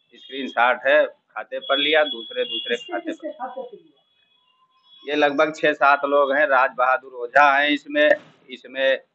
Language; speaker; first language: Hindi; native; Hindi